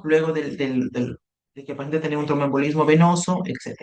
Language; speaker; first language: Spanish; native; Spanish